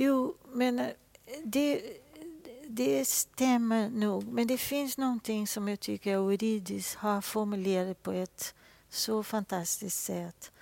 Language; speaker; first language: Swedish; non-native, fluent; Portuguese